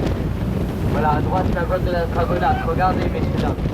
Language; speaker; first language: French; native; French